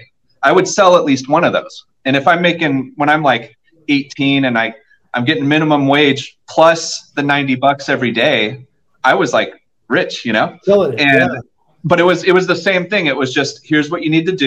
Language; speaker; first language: English; native; English